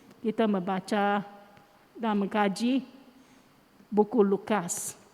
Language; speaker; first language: Malay; non-native, local second language; Chinese